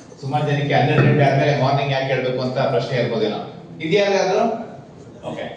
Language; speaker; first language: Kannada; native; Kannada